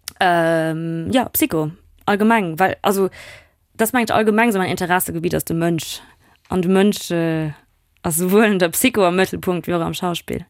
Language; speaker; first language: Luxembourgish; non-native, local second language; German